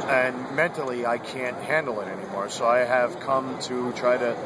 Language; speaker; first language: English; native; English